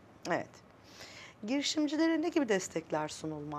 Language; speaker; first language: Turkish; native; Turkish